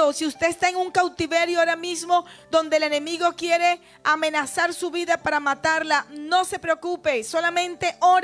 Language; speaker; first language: Spanish; native; Spanish